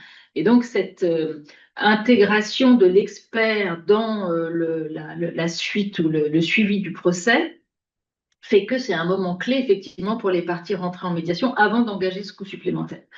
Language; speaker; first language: French; native; French